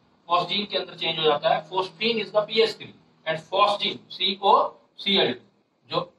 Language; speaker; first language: Hindi; native; Hindi